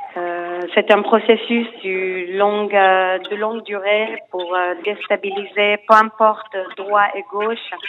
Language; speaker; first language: French; non-native, fluent; Hebrew